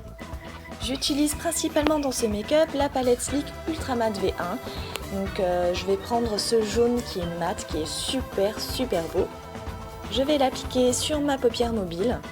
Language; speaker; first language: French; native; French